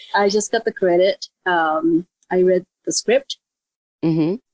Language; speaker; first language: English; non-native, fluent; Japanese